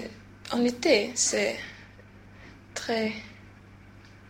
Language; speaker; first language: French; non-native, learner; Swedish